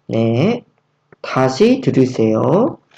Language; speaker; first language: Korean; non-native, fluent; Khmer